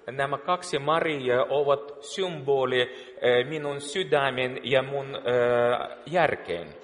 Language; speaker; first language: Finnish; non-native, fluent; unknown